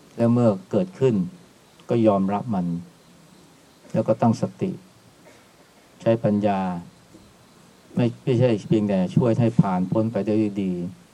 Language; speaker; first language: Thai; native; Thai